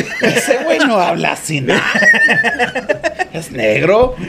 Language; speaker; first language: Spanish; early bilingual, other home language; English